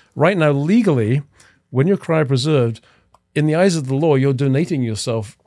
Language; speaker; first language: English; native; English